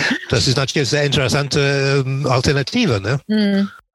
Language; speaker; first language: German; non-native, fluent; English